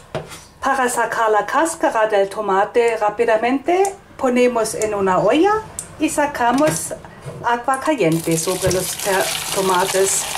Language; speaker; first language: Spanish; non-native, fluent; German